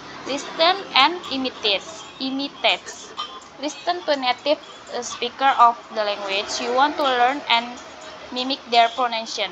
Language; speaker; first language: English; non-native, learner; Indonesian